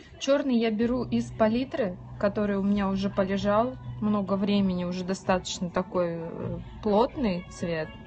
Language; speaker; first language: Russian; native; Russian